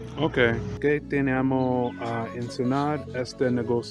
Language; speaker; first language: Spanish; non-native, learner; English